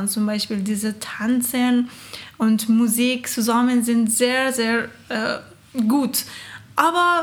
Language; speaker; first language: German; non-native, learner; Persian